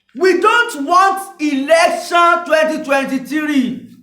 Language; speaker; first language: English; non-native, local second language; Yoruba